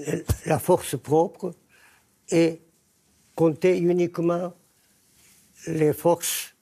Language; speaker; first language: French; non-native, fluent; Japanese